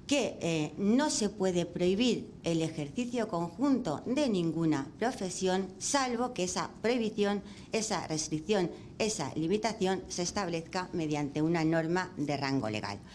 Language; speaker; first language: Spanish; native; Spanish